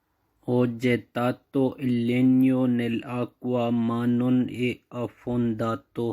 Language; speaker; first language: Italian; non-native, fluent; Urdu